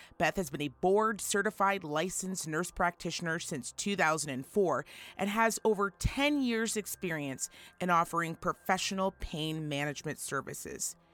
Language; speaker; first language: English; native; English